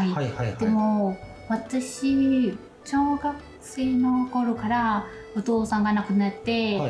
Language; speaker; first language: Japanese; non-native, learner; Burmese